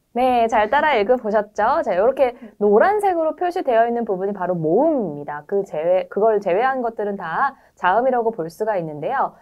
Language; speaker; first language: Korean; native; Korean